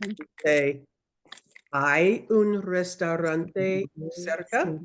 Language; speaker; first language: Spanish; non-native, learner; English